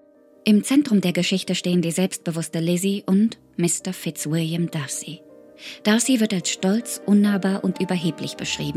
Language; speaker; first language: German; native; German